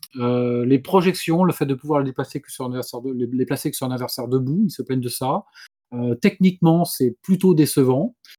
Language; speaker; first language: French; native; French